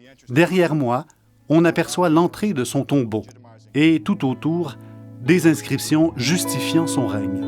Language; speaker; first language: French; native; French